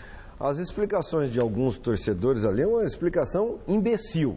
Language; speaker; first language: Portuguese; native; Portuguese